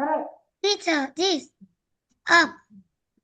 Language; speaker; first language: English; non-native, learner; Vietnamese